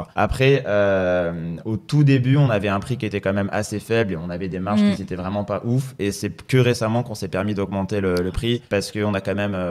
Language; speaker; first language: French; native; French